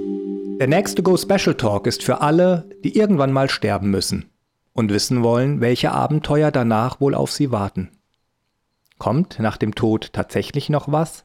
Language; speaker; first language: German; native; German